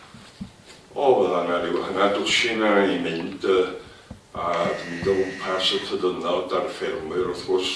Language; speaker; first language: Welsh; native; Welsh